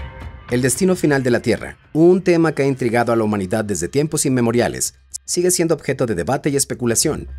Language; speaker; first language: Spanish; native; Spanish